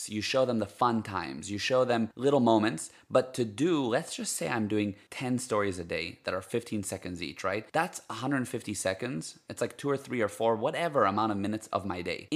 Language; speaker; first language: English; early bilingual, other home language; Hebrew